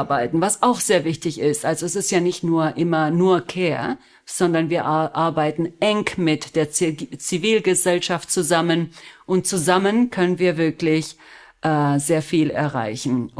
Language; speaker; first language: German; early bilingual, other home language; Spanish